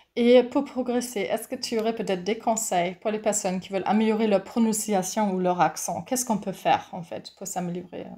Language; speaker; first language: French; non-native, fluent; German